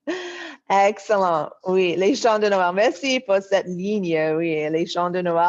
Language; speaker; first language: French; non-native, fluent; English